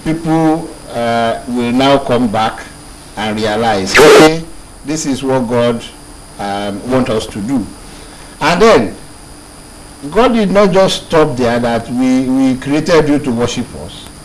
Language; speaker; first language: English; non-native, local second language; Yoruba